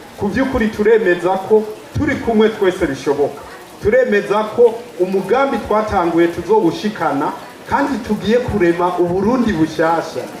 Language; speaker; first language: Rundi; early bilingual, heritage; Rundi